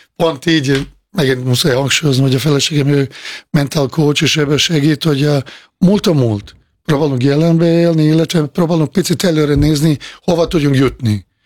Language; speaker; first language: Hungarian; non-native, fluent; Bosnian